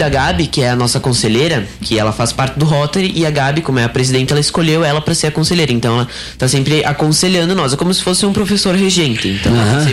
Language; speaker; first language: Portuguese; native; Portuguese